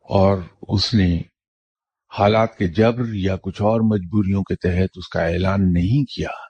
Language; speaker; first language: Urdu; non-native, local second language; Punjabi